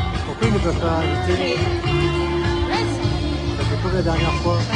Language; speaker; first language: French; native; French